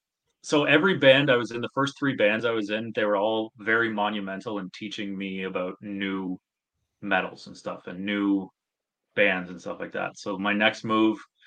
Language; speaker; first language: English; native; English